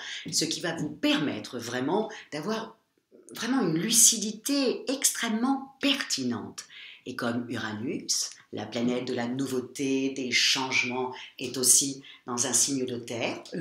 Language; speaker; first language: French; native; French